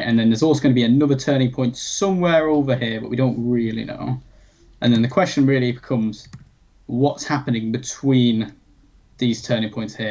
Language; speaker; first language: English; native; English